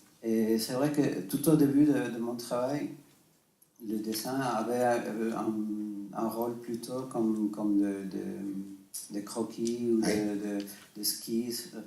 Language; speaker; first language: French; non-native, fluent; Spanish